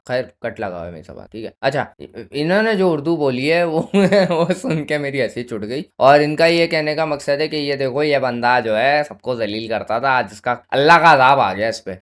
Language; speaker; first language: Urdu; native; Urdu